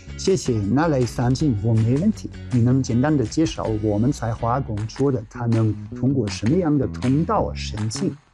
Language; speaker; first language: Chinese; non-native, learner; German